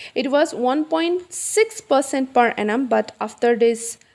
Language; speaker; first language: English; non-native, local second language; Assamese